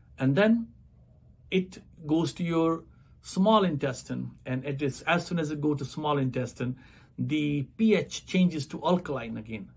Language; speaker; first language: English; non-native, local second language; Punjabi